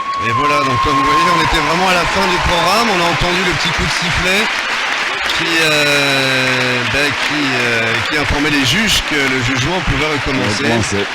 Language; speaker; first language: French; native; French